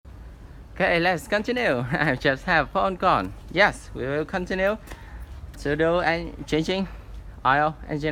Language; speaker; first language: English; non-native, learner; Vietnamese